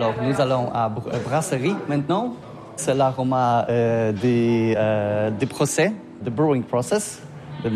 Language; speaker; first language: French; non-native, learner; Polish